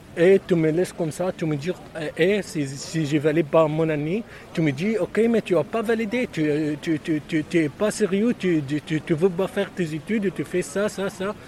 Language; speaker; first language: French; non-native, learner; Arabic